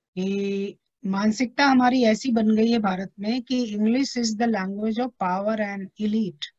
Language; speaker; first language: Hindi; native; Hindi